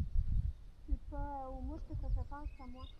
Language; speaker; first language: French; native; French